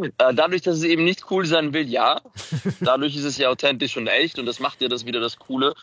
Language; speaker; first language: German; early bilingual, other home language; Macedonian